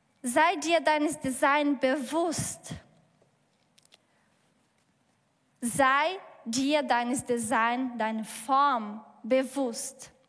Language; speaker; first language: German; non-native, learner; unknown